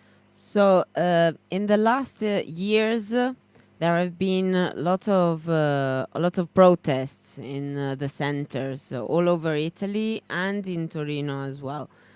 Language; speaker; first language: English; non-native, fluent; Italian